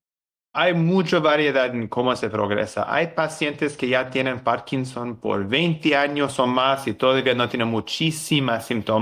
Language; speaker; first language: Spanish; non-native, fluent; English